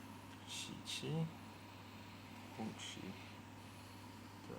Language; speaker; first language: Chinese; non-native, learner; English